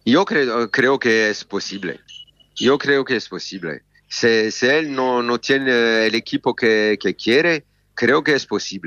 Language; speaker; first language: Spanish; non-native, learner; French